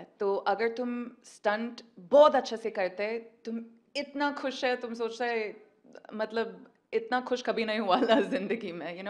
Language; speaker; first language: Hindi; early bilingual, heritage; Hindi